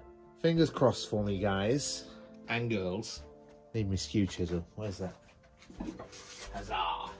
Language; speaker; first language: English; native; English